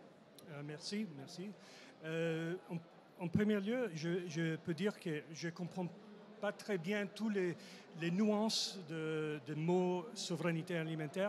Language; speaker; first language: French; non-native, fluent; English